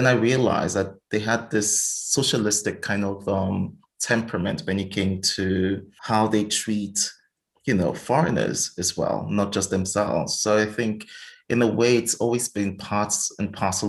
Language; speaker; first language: English; non-native, local second language; Igbo